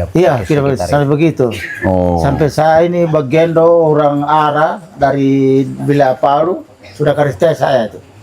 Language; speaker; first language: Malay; non-native, local second language; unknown